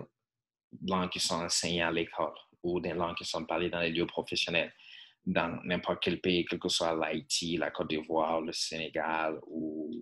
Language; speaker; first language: French; non-native, fluent; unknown